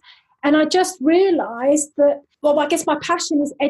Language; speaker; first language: English; native; English